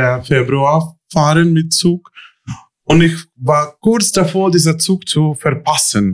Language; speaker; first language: German; non-native, learner; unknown